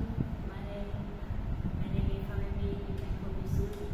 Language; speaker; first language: English; non-native, learner; Vietnamese